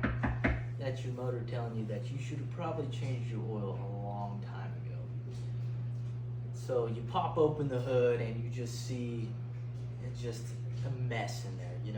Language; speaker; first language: English; native; English